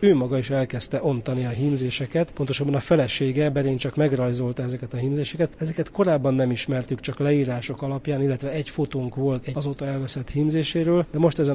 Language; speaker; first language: Hungarian; native; Hungarian